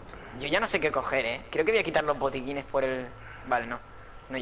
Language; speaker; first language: Spanish; native; Spanish